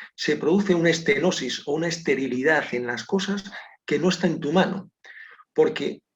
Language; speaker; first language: Spanish; non-native, local second language; Galician